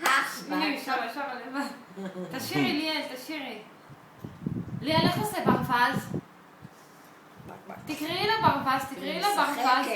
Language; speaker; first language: Hebrew; native; Hebrew